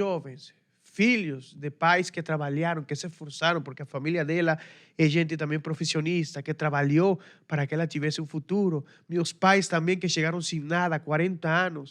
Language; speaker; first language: Portuguese; non-native, fluent; Spanish